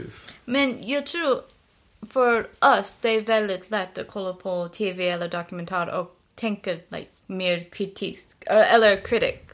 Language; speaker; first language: Swedish; non-native, learner; English